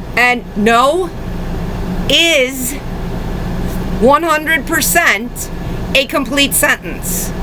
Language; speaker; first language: English; native; English